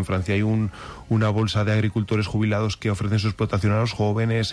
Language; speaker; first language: Spanish; native; Spanish